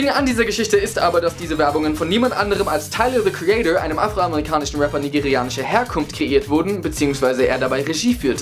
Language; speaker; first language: German; native; German